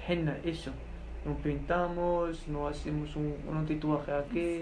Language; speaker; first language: Spanish; non-native, learner; Berber languages